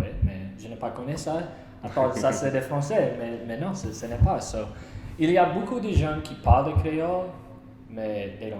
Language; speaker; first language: French; non-native, learner; English